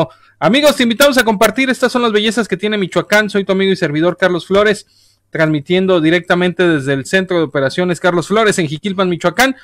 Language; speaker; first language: Spanish; native; Spanish